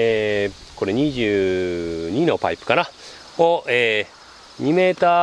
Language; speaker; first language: Japanese; native; Japanese